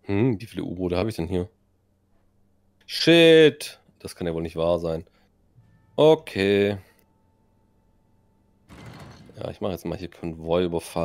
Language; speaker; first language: German; native; German